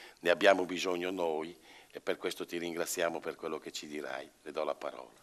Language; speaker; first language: Italian; native; Italian